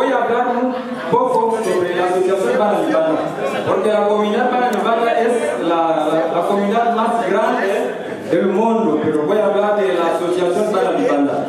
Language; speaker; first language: Spanish; non-native, learner; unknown